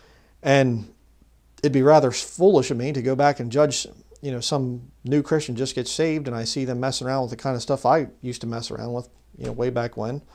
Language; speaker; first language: English; native; English